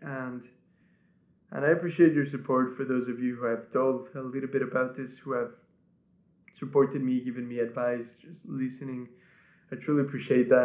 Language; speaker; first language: English; non-native, fluent; Spanish